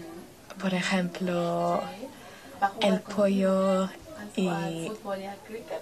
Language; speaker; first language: Spanish; non-native, learner; English